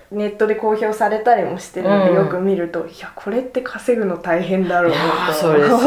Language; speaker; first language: Japanese; native; Japanese